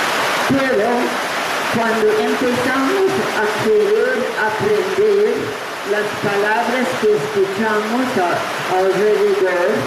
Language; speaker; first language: Spanish; non-native, fluent; English